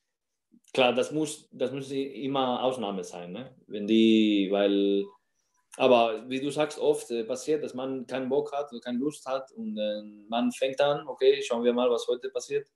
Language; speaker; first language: German; non-native, fluent; Spanish